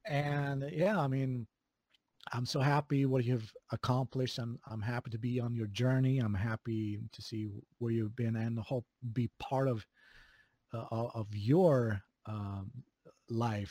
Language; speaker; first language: English; non-native, fluent; Swedish